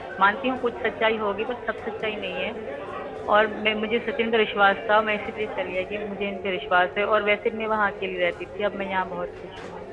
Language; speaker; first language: Urdu; non-native, local second language; Sindhi